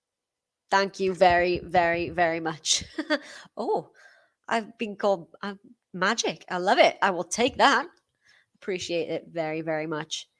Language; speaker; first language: English; native; English